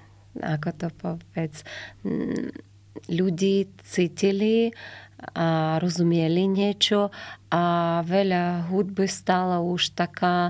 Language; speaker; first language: Slovak; non-native, learner; Ukrainian